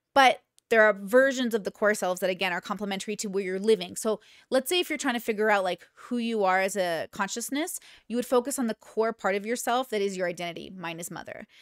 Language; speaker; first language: English; native; English